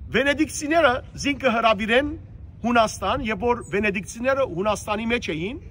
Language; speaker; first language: Armenian; native; Armenian